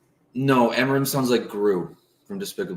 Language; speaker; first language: English; native; English